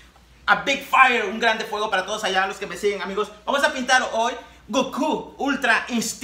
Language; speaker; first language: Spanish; native; Spanish